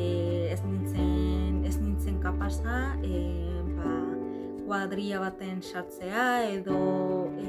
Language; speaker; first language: Basque; non-native, fluent; Arabic